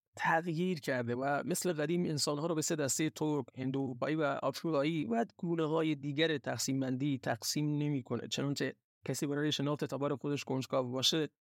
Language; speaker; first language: Persian; non-native, local second language; Baluchi